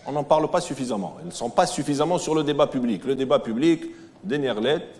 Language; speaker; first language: French; non-native, local second language; Arabic